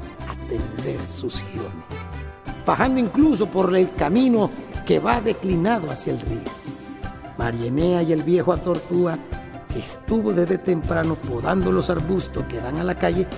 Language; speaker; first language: Spanish; native; Spanish